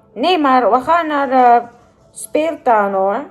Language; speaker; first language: Dutch; non-native, learner; Filipino